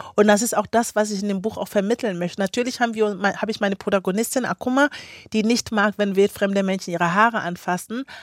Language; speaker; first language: German; early bilingual, other home language; Akan